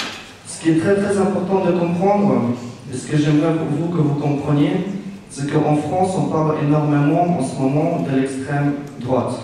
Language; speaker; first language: French; non-native, fluent; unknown